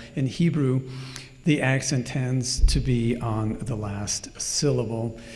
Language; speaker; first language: English; native; English